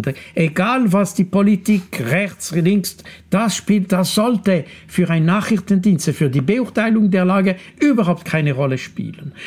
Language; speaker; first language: German; non-native, local second language; French